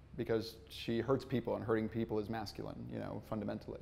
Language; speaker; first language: English; native; English